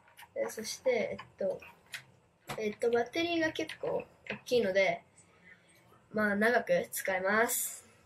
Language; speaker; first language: Japanese; early bilingual, heritage; Japanese